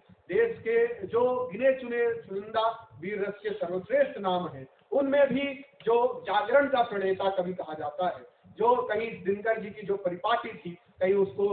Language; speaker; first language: Hindi; native; Hindi